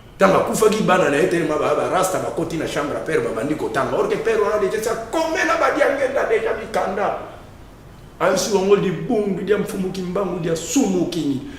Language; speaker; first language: Lingala; non-native, local second language; Kongo